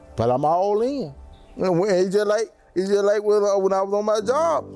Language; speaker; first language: English; native; English